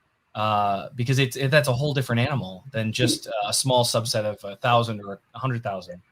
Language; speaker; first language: English; native; English